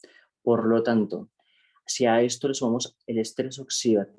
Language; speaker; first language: Spanish; native; Spanish